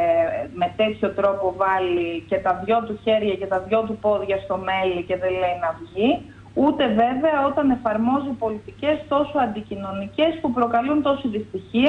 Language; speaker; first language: Greek; native; Greek